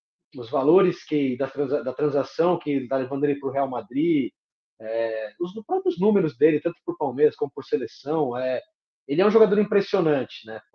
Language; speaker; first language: Portuguese; native; Portuguese